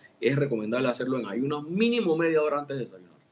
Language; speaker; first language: Spanish; native; Spanish